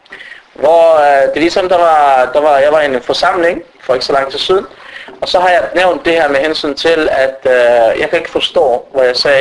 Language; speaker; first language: Danish; early bilingual, other home language; Arabic